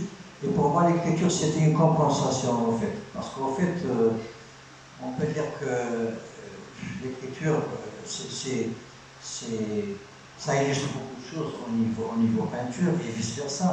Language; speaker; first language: French; non-native, local second language; Arabic